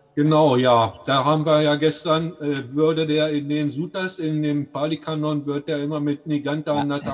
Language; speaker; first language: German; native; German